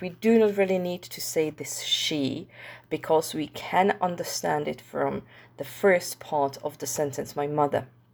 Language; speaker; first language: English; non-native, fluent; Czech